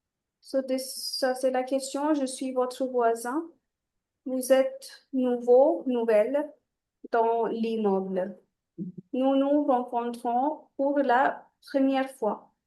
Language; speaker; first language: French; non-native, fluent; Hindi